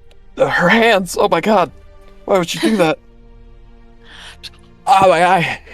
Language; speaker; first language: English; native; English